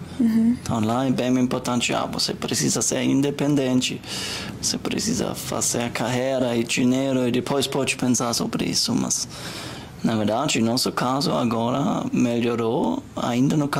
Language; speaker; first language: Portuguese; non-native, learner; German